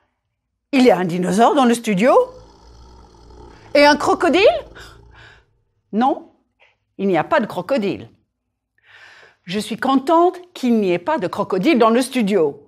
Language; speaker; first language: French; native; French